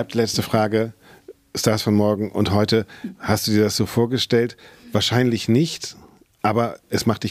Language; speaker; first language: German; native; German